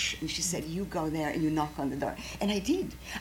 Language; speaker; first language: English; non-native, fluent; Croatian